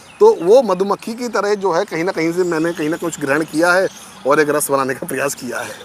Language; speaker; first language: Hindi; native; Hindi